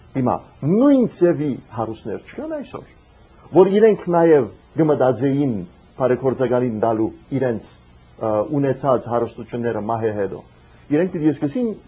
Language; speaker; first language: Armenian; early bilingual, heritage; Armenian